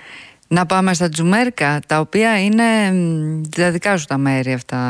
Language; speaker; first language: Greek; native; Greek